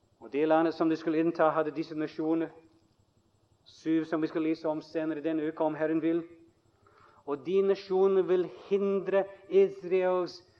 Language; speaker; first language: Norwegian; non-native, fluent; English